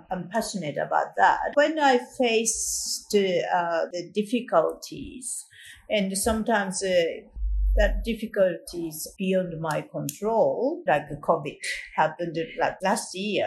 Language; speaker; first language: English; non-native, fluent; Japanese